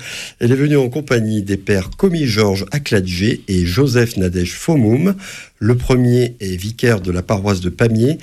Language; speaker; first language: French; native; French